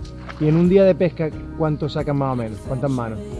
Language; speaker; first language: Spanish; native; Spanish